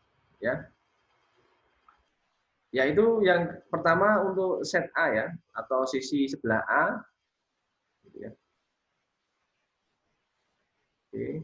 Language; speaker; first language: Indonesian; native; Indonesian